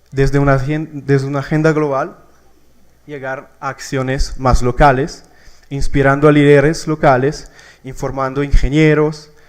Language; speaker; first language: Spanish; non-native, fluent; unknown